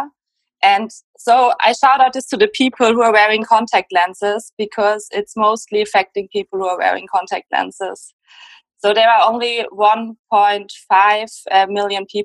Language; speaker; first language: English; non-native, fluent; German